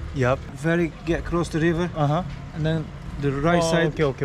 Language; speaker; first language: English; non-native, learner; Korean